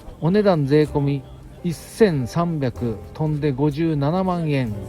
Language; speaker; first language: Japanese; native; Japanese